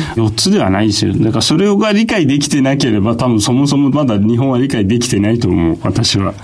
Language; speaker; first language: Japanese; non-native, fluent; Turkish